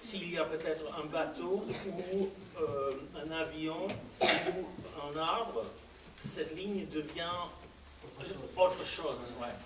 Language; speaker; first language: French; non-native, fluent; English